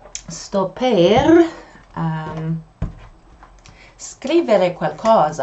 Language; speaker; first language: Italian; non-native, fluent; English